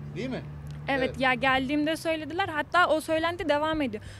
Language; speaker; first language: Turkish; native; Turkish